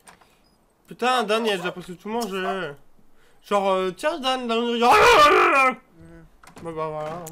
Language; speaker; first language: French; native; French